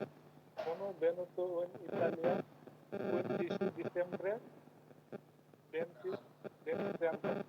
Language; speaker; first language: Italian; non-native, learner; Bangla